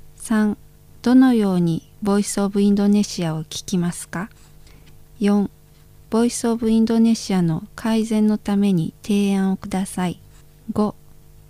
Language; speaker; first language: Japanese; non-native, fluent; Indonesian